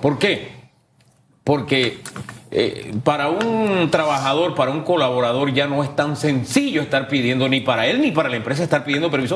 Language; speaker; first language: Spanish; native; Spanish